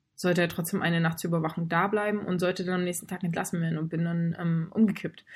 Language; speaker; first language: German; native; German